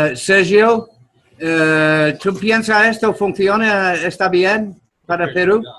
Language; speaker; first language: Spanish; non-native, learner; English